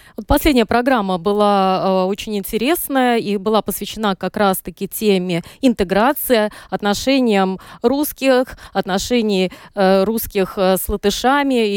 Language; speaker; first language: Russian; native; Russian